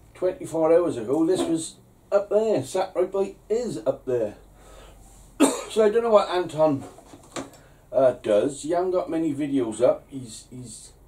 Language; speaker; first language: English; native; English